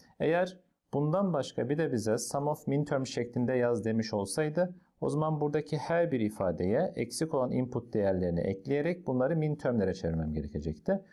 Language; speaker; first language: Turkish; native; Turkish